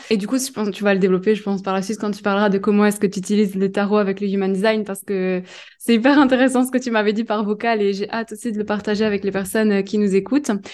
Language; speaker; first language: French; native; French